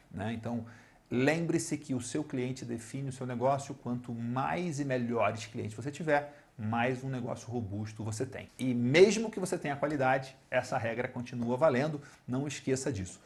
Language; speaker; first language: Portuguese; native; Portuguese